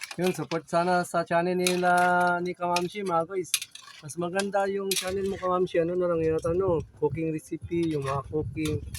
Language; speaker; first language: Filipino; non-native, local second language; Cebuano